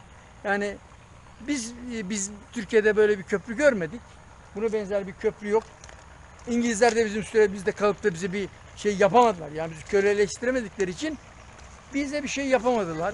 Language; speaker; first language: Turkish; native; Turkish